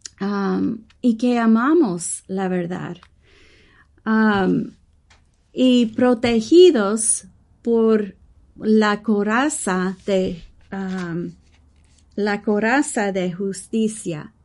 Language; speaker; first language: Spanish; early bilingual, heritage; English